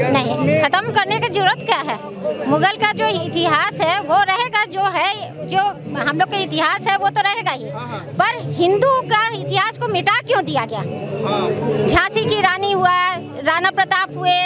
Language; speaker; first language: Hindi; native; Hindi